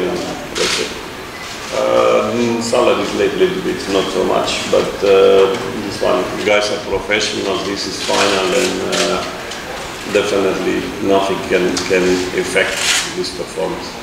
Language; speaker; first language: English; non-native, fluent; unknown